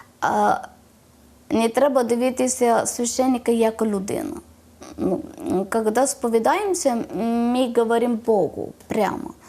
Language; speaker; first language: Ukrainian; non-native, learner; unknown